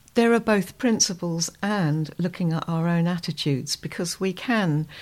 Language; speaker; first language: English; native; English